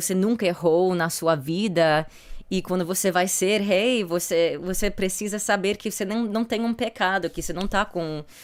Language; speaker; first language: Portuguese; non-native, fluent; English